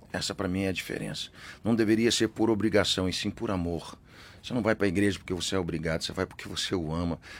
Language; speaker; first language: Portuguese; early bilingual, other home language; English